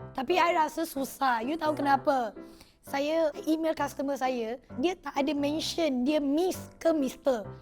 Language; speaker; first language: Malay; non-native, local second language; Tamil